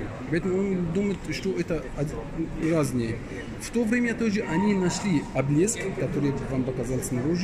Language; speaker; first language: Russian; non-native, learner; Arabic